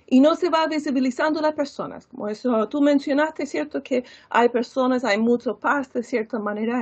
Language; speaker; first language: Spanish; non-native, fluent; English